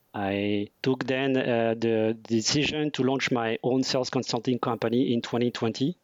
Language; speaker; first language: English; non-native, fluent; French